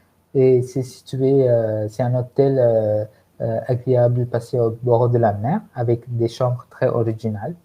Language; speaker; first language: French; non-native, fluent; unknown